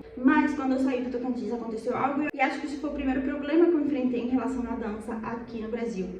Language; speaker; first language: Portuguese; non-native, fluent; Spanish